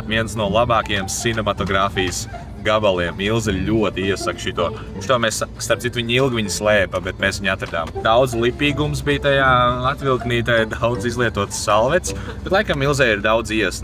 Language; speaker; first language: Latvian; native; Latvian